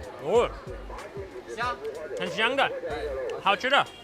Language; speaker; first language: Chinese; non-native, learner; English